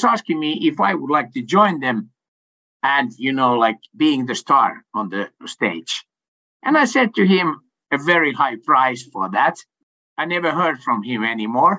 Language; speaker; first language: English; non-native, fluent; Swedish